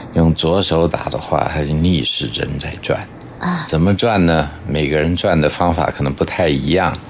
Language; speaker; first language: Chinese; native; Chinese